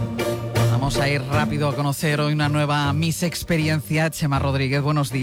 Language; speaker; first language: Spanish; native; Spanish